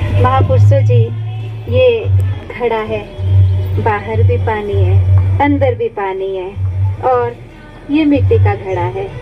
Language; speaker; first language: Hindi; native; Hindi